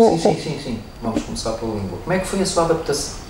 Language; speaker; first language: Portuguese; native; Portuguese